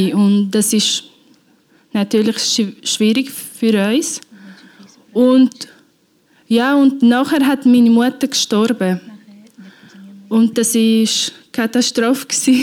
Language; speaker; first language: German; non-native, learner; Portuguese